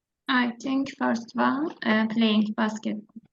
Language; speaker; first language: English; non-native, learner; Turkish